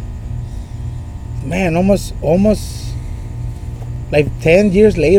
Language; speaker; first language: English; non-native, fluent; Spanish